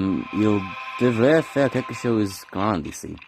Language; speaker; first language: French; non-native, learner; English